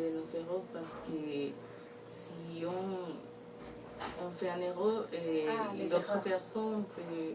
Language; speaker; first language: French; non-native, fluent; Spanish